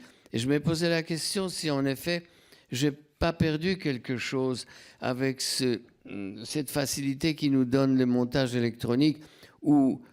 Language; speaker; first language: French; non-native, fluent; Polish